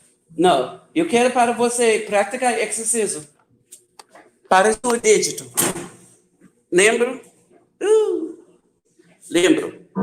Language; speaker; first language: Portuguese; non-native, learner; English